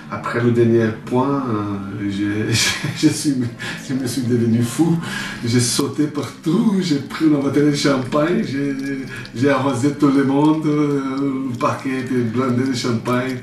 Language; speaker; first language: French; non-native, fluent; Portuguese